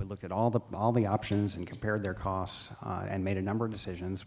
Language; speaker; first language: English; native; English